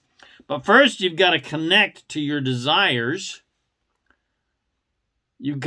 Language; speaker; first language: English; native; English